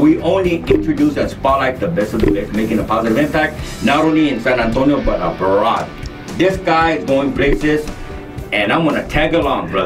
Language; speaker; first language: English; early bilingual, other home language; Spanish